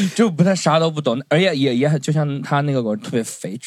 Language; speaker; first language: Chinese; native; Chinese